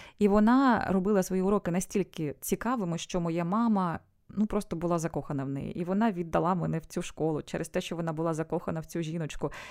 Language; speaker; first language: Ukrainian; non-native, local second language; Russian